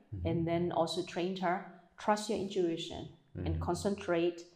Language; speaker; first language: English; non-native, fluent; Burmese